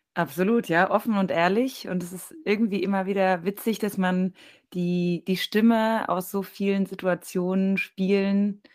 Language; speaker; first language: German; native; German